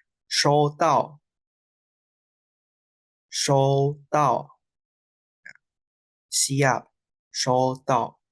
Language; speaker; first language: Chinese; non-native, fluent; Indonesian